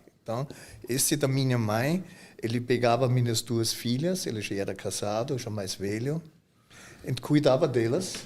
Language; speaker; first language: Portuguese; non-native, fluent; German